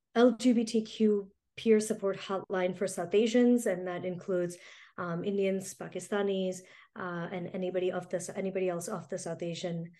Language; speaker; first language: English; early bilingual, other home language; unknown